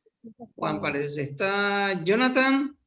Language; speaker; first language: Spanish; native; Spanish